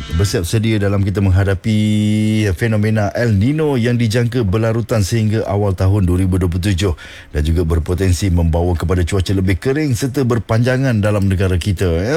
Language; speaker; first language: Malay; native; Malay